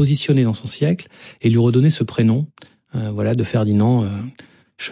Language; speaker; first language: French; native; French